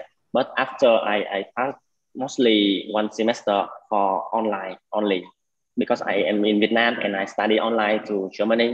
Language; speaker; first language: English; non-native, learner; Vietnamese